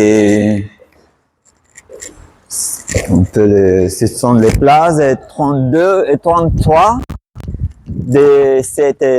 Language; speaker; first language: French; non-native, fluent; Spanish